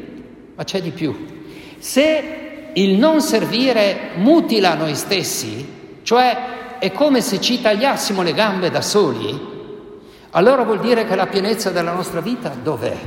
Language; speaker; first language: Italian; native; Italian